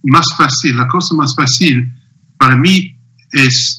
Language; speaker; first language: Spanish; non-native, learner; English